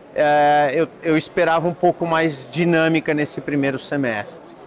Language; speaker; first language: Portuguese; native; Portuguese